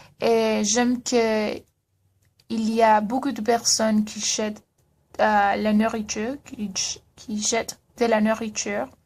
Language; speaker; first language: French; non-native, learner; Spanish